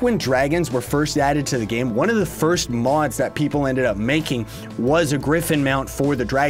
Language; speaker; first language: English; native; English